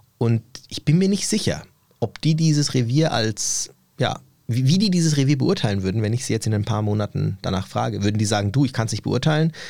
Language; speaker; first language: German; early bilingual, other home language; Turkish